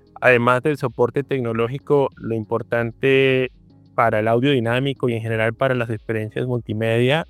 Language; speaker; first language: Spanish; native; Spanish